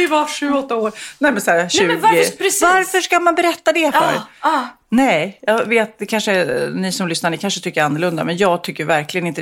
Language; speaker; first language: Swedish; native; Swedish